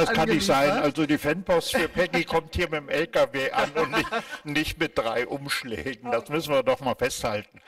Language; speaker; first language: German; native; German